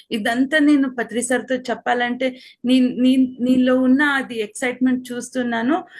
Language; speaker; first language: Telugu; non-native, local second language; Kannada